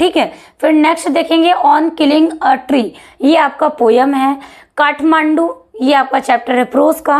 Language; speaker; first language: Hindi; native; Hindi